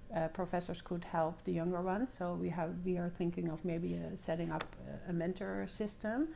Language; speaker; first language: English; non-native, fluent; Dutch